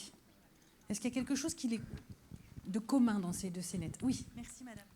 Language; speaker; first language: French; native; French